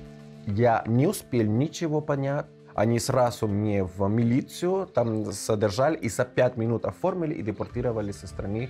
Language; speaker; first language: Ukrainian; non-native, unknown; Spanish